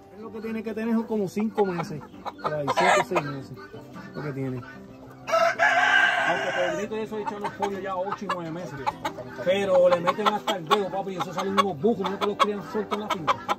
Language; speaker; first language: Spanish; early bilingual, heritage; Spanish